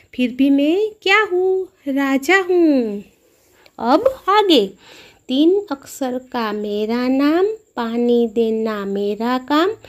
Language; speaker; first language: Hindi; non-native, local second language; Gujarati